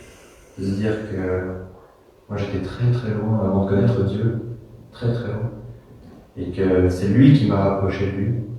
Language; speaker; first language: French; native; French